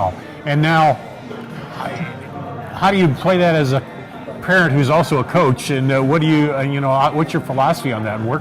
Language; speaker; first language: English; native; English